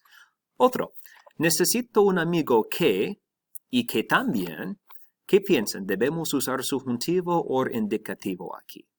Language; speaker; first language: Spanish; non-native, fluent; English